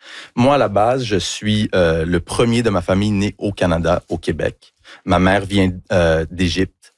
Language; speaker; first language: French; early bilingual, other home language; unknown